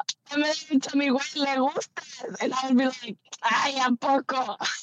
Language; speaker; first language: English; early bilingual, other home language; Spanish